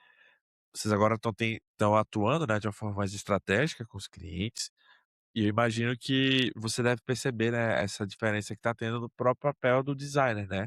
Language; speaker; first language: Portuguese; native; Portuguese